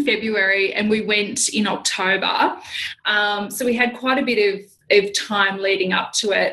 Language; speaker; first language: English; native; English